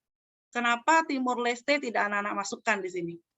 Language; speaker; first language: Indonesian; native; Indonesian